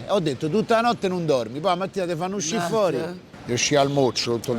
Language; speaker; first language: Italian; native; Italian